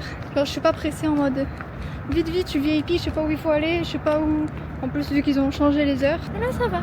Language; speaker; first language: French; native; French